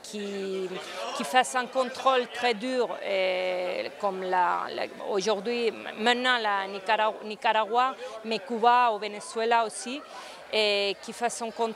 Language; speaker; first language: French; non-native, fluent; Spanish